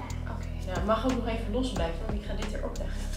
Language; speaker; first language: Dutch; native; Dutch